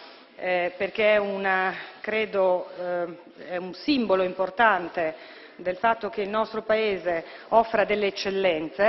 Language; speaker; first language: Italian; native; Italian